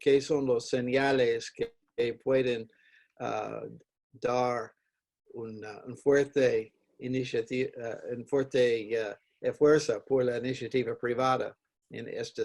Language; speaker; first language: Spanish; non-native, fluent; English